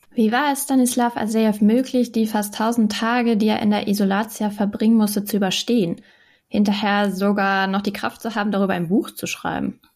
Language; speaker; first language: German; native; German